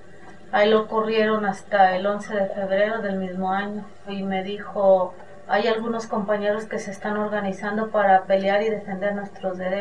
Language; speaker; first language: Spanish; native; Spanish